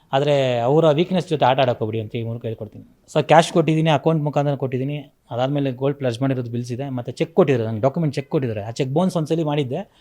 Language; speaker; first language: Kannada; native; Kannada